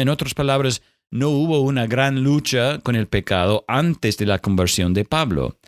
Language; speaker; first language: Spanish; non-native, fluent; English